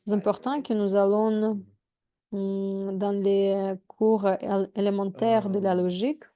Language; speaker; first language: French; non-native, fluent; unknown